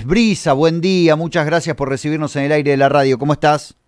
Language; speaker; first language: Spanish; native; Spanish